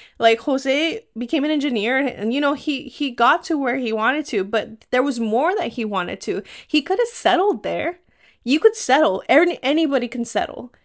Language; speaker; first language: English; early bilingual, other home language; Spanish